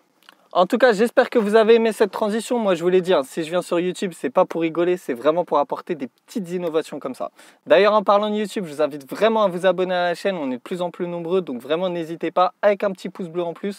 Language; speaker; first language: French; native; French